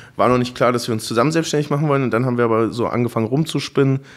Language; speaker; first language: German; native; German